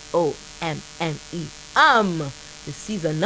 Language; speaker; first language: French; non-native, fluent; Yoruba